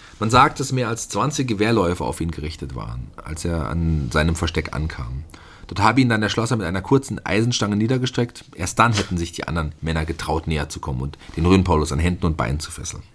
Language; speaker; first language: German; native; German